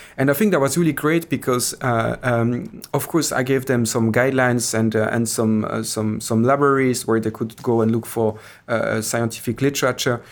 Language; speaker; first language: English; non-native, fluent; French